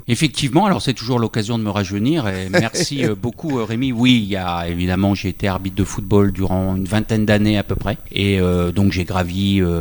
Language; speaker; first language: French; native; French